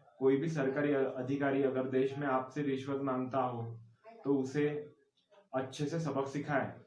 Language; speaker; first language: Hindi; non-native, local second language; Marathi